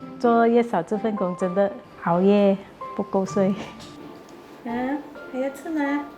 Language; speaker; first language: Chinese; native; Chinese